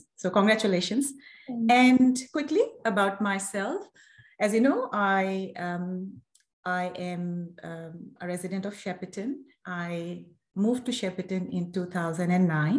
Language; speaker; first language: English; non-native, local second language; Urdu